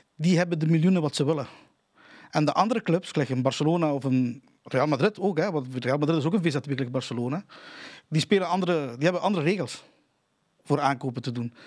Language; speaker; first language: Dutch; non-native, fluent; Spanish